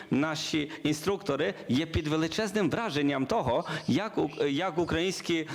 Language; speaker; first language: Ukrainian; non-native, learner; Polish